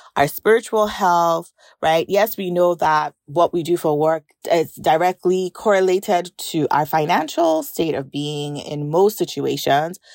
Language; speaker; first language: English; non-native, local second language; Yoruba